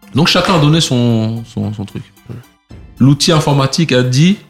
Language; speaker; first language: French; native; French